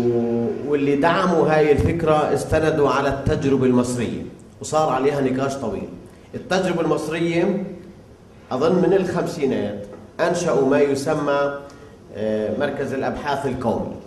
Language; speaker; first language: Arabic; native; Arabic